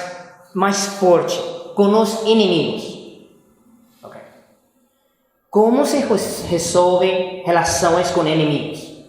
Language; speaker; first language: Portuguese; non-native, fluent; Spanish